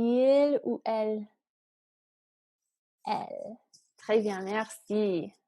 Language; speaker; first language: French; non-native, fluent; English